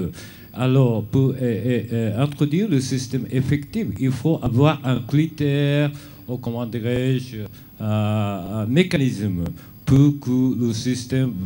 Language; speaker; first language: French; non-native, fluent; Japanese